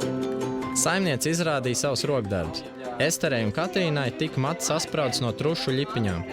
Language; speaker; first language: Latvian; native; Latvian